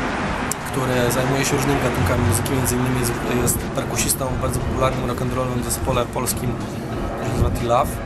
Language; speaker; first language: Polish; native; Polish